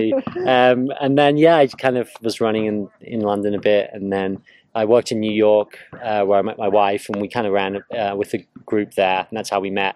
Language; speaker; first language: English; native; English